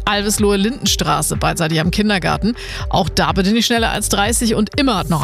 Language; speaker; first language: German; native; German